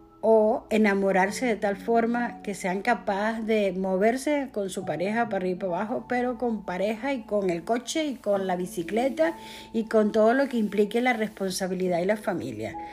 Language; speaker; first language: Spanish; native; Spanish